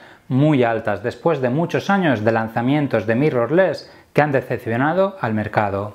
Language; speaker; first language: Spanish; native; Spanish